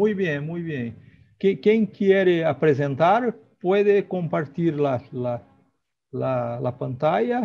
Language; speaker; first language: Portuguese; non-native, learner; Spanish